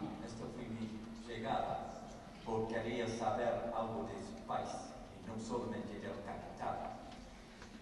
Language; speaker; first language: Spanish; non-native, fluent; English